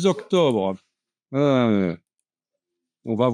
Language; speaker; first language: French; native; French